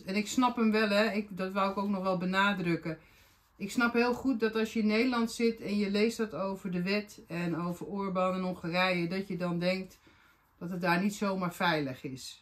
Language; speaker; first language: Dutch; native; Dutch